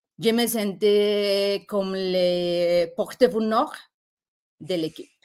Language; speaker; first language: French; non-native, learner; Spanish